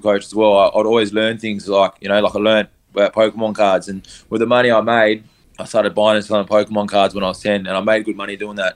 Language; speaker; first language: English; native; English